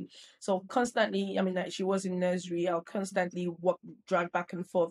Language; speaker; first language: English; non-native, local second language; Yoruba